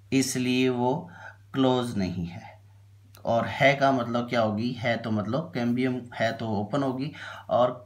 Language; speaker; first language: Hindi; native; Hindi